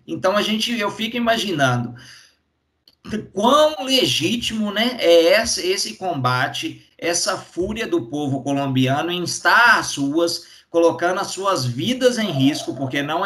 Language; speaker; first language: Portuguese; native; Portuguese